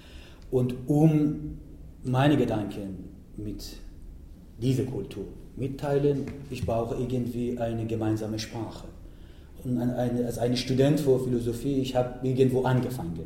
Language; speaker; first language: German; non-native, learner; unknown